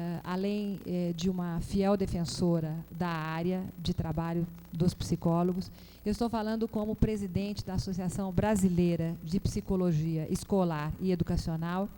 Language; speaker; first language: Portuguese; native; Portuguese